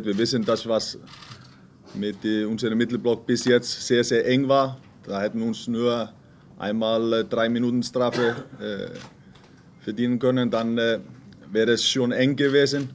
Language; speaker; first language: German; non-native, fluent; Icelandic